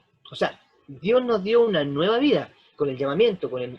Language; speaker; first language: Spanish; native; Spanish